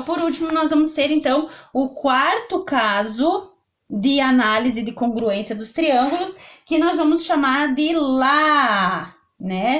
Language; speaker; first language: Portuguese; native; Portuguese